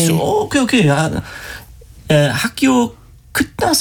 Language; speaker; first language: Korean; non-native, learner; German